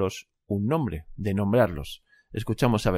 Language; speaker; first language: Spanish; native; Spanish